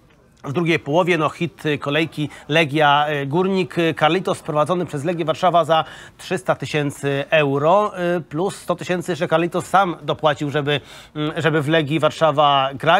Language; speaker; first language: Polish; native; Polish